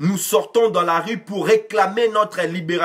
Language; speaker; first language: French; non-native, local second language; Lingala